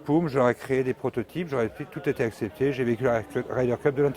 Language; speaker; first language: French; native; French